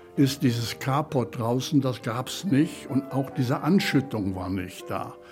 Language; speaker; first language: German; native; German